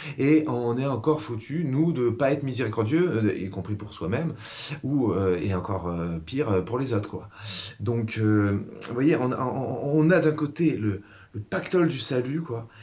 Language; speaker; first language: French; native; French